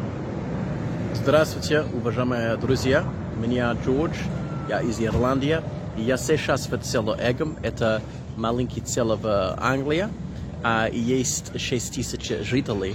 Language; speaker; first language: Russian; non-native, learner; English